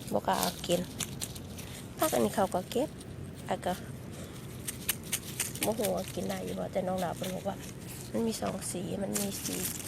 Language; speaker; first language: Thai; native; Thai